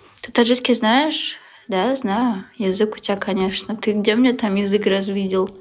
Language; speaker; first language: Russian; non-native, local second language; Uzbek